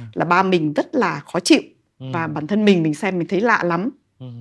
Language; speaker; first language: Vietnamese; native; Vietnamese